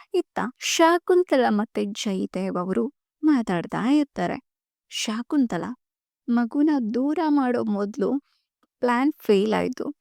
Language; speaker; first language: Kannada; native; Kannada